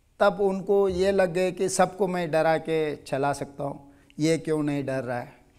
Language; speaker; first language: Hindi; non-native, local second language; Telugu